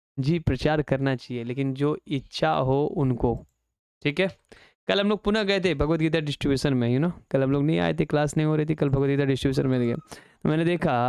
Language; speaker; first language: Hindi; native; Hindi